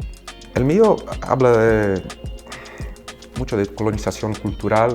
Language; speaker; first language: Spanish; non-native, fluent; Portuguese